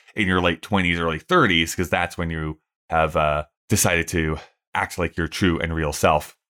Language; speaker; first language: English; native; English